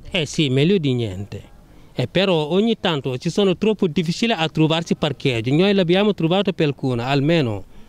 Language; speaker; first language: Italian; non-native, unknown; Wolof